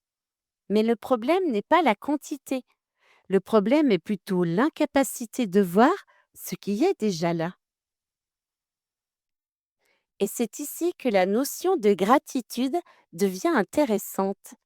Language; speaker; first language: French; native; French